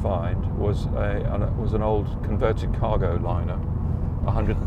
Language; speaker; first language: English; native; English